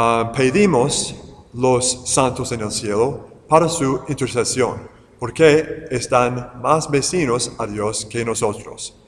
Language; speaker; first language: Spanish; non-native, fluent; English